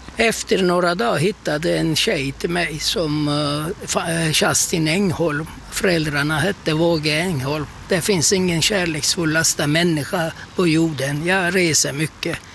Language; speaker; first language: Swedish; non-native, fluent; Turkish